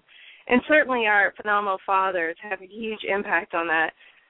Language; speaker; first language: English; native; English